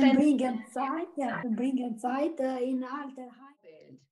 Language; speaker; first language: German; non-native, learner; Albanian